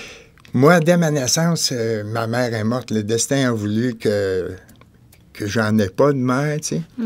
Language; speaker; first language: French; native; French